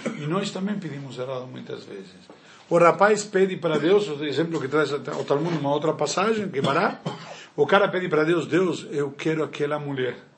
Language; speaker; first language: Portuguese; non-native, fluent; Spanish